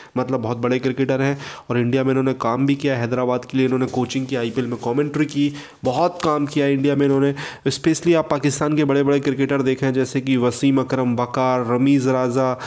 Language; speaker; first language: Hindi; native; Hindi